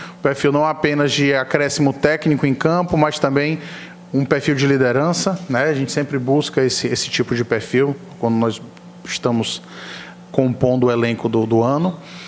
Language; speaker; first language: Portuguese; native; Portuguese